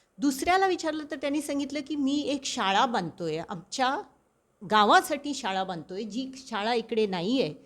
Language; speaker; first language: Marathi; non-native, local second language; Konkani